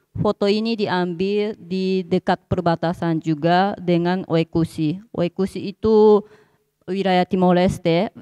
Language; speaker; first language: Indonesian; non-native, fluent; Japanese